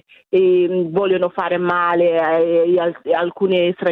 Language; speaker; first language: Italian; non-native, fluent; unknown